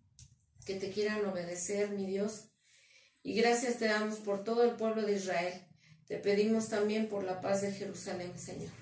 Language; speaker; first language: Spanish; native; Spanish